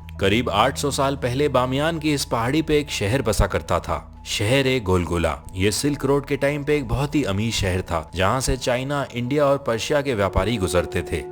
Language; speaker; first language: Hindi; native; Hindi